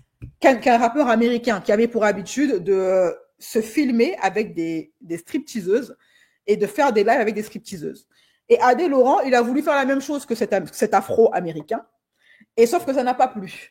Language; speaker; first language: French; native; French